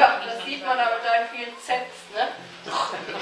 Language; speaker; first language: German; native; German